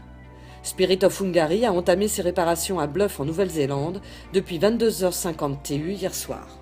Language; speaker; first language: French; native; French